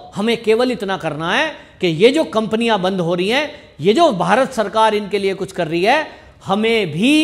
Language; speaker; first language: Hindi; native; Hindi